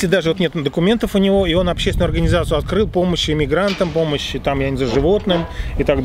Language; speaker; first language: Russian; native; Russian